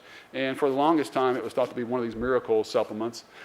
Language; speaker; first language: English; native; English